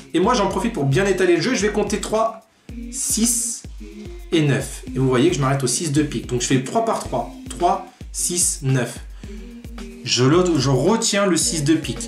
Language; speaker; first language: French; native; French